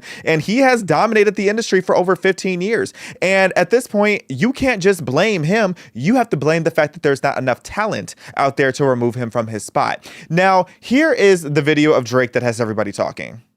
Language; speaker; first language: English; native; English